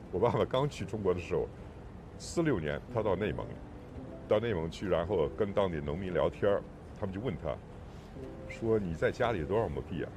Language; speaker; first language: Chinese; non-native, local second language; English